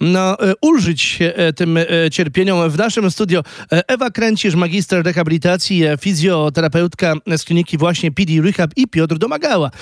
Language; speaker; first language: Polish; native; Polish